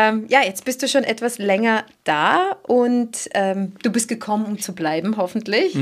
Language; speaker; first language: German; native; German